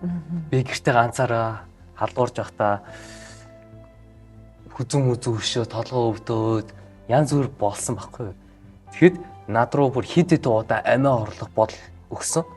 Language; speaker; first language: Mongolian; early bilingual, heritage; Mongolian